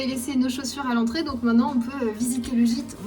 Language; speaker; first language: French; native; French